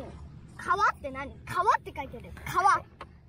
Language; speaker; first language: Japanese; native; Japanese